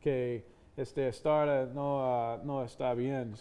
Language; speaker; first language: Spanish; non-native, fluent; English